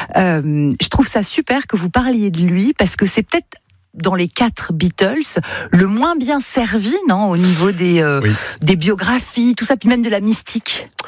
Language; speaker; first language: French; native; French